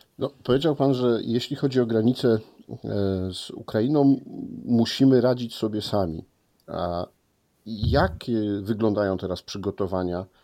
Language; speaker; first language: Polish; native; Polish